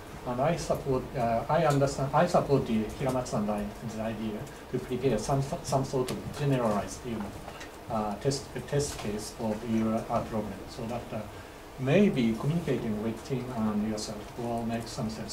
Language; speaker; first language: English; non-native, fluent; Japanese